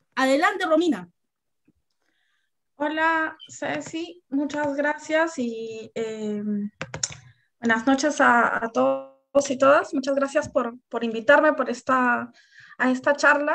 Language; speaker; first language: Spanish; native; Spanish